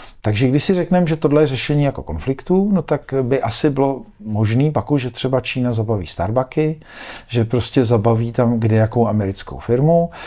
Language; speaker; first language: Czech; native; Czech